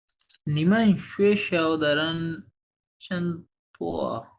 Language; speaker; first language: Chinese; non-native, learner; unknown